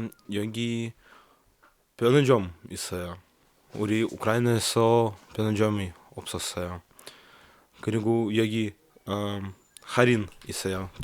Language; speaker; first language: Korean; non-native, learner; Russian